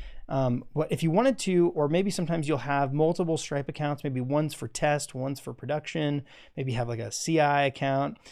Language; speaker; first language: English; native; English